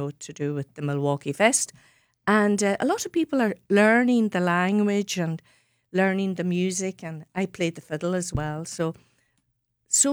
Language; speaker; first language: English; non-native, local second language; Irish